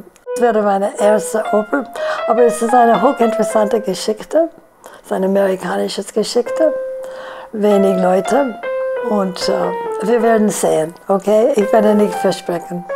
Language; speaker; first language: German; non-native, fluent; English